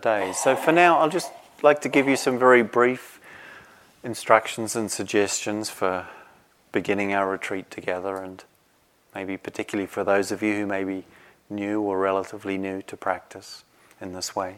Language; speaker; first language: English; native; English